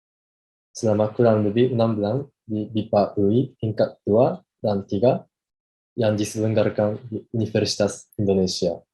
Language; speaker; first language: Indonesian; non-native, fluent; Japanese